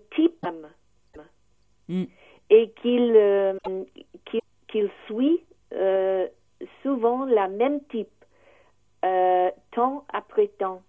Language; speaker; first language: French; non-native, learner; English